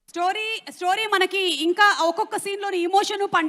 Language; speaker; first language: Telugu; native; Telugu